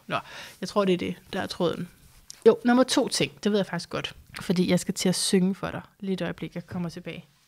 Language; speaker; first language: Danish; native; Danish